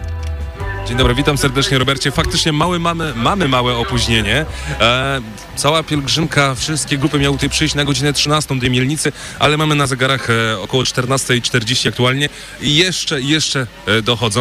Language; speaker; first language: Polish; native; Polish